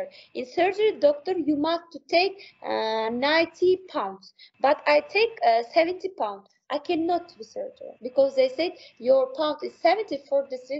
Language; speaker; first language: English; non-native, learner; Uzbek